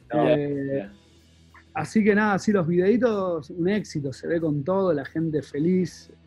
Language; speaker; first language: Spanish; native; Spanish